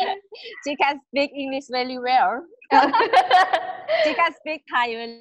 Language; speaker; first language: English; non-native, learner; Thai